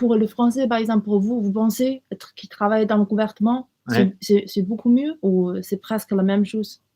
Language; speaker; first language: French; non-native, learner; Chinese